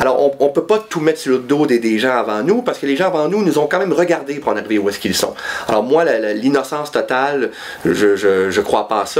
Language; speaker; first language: French; native; French